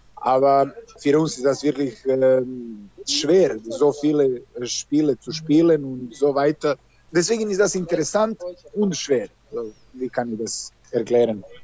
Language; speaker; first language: German; non-native, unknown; Serbian